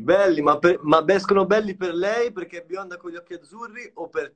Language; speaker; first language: Italian; native; Italian